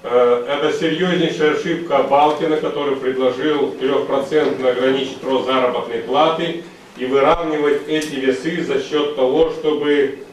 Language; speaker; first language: Russian; native; Russian